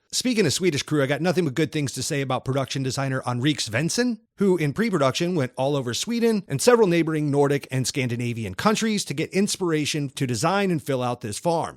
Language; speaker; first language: English; native; English